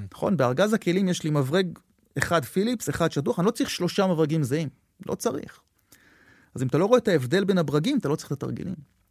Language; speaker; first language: Hebrew; native; Hebrew